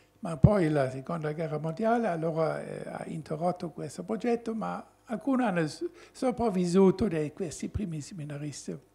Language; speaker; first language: Italian; non-native, fluent; German